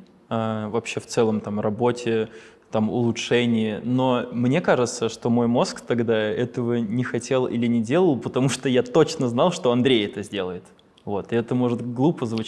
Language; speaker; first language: Russian; native; Russian